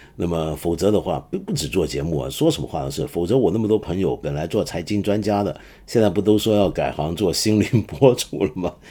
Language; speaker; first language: Chinese; non-native, local second language; Cantonese